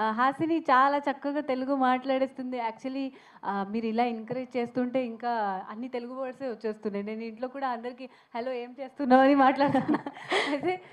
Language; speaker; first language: Telugu; non-native, fluent; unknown